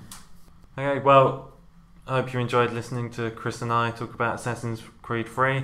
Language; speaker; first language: English; native; English